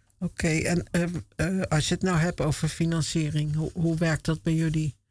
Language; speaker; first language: Dutch; native; Dutch